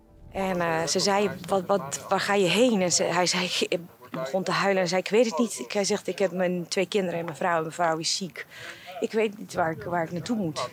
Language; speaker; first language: Dutch; early bilingual, other home language; Bosnian